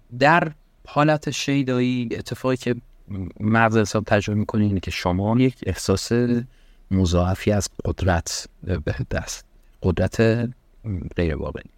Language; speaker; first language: Persian; early bilingual, heritage; Persian